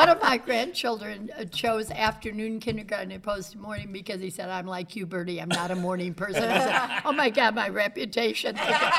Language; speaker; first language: English; native; English